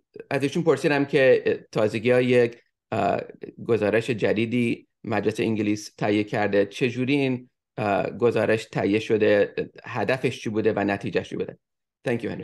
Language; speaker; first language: Persian; early bilingual, heritage; Persian